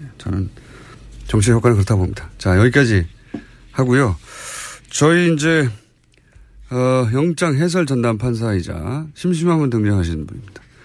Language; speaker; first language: Korean; native; Korean